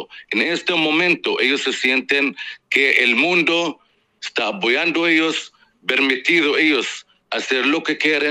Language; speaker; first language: Spanish; non-native, fluent; Arabic